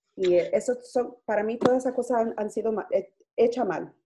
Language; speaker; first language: Spanish; early bilingual, heritage; Spanish